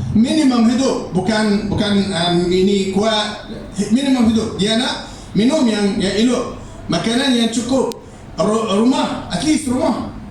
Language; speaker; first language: Malay; non-native, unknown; Arabic